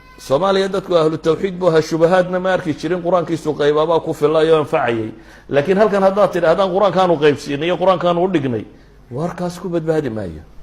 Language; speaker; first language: Somali; native; Somali